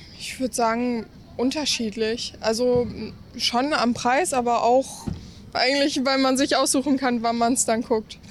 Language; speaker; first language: German; native; German